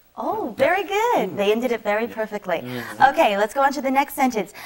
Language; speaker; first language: English; native; English